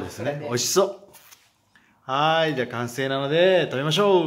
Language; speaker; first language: Japanese; native; Japanese